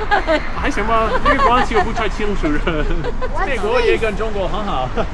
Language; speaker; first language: Chinese; non-native, fluent; English